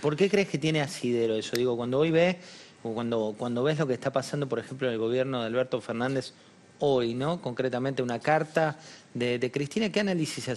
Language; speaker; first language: Spanish; native; Spanish